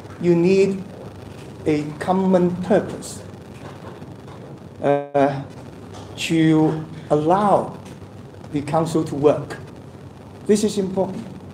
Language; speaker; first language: English; non-native, local second language; Cantonese